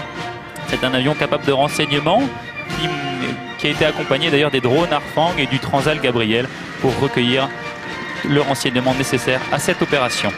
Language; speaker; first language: French; native; French